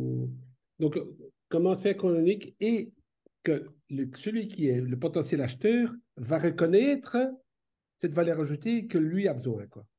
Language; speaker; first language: French; native; French